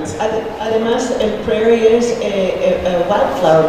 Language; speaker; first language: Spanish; early bilingual, heritage; Spanish